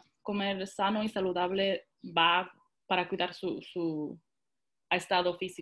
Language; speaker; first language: Spanish; early bilingual, heritage; Spanish